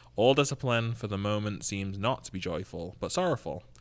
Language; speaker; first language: English; native; English